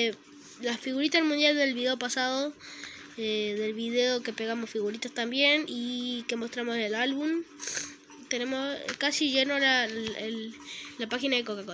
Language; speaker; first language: Spanish; native; Spanish